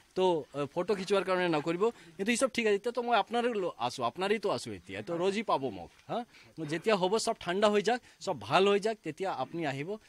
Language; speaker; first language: Assamese; non-native, fluent; Hindi